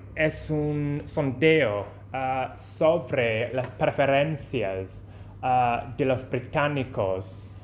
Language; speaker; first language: Spanish; non-native, fluent; English